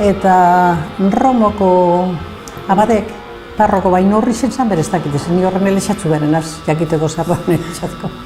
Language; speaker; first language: Basque; native; Basque